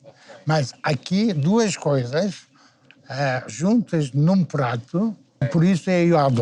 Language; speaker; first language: Portuguese; non-native, fluent; Turkish